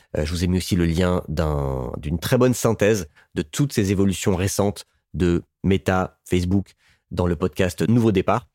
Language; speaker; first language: French; native; French